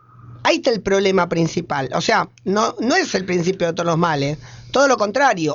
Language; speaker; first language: Spanish; native; Spanish